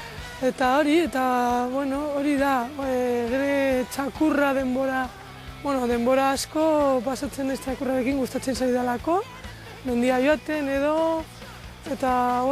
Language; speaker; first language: Basque; non-native, local second language; Spanish